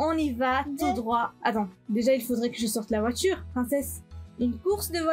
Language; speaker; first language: French; native; French